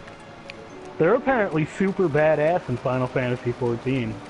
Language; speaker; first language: English; native; English